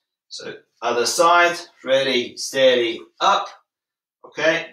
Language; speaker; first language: English; non-native, fluent; Turkish